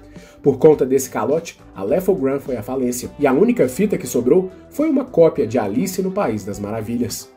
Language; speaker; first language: Portuguese; native; Portuguese